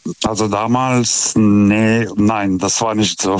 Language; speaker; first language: German; non-native, fluent; Lithuanian